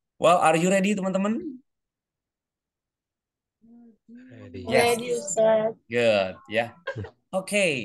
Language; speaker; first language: English; non-native, fluent; Indonesian